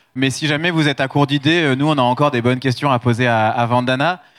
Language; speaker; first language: French; native; French